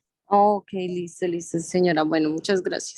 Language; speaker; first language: Spanish; native; Spanish